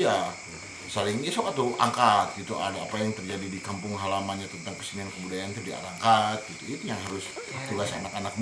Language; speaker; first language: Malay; non-native, local second language; Sundanese